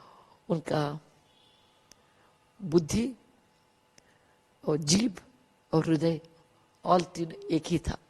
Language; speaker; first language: Hindi; non-native, local second language; Kannada